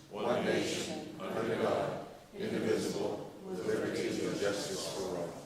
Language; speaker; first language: English; native; English